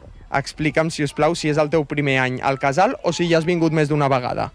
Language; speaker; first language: Catalan; native; Catalan